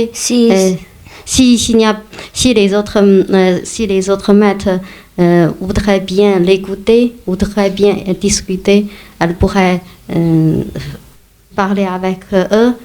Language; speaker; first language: French; non-native, learner; Chinese